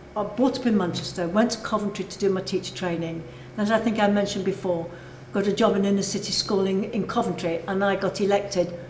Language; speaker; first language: English; native; English